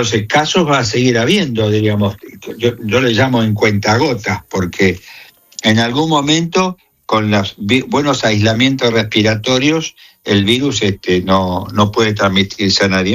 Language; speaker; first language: Spanish; native; Spanish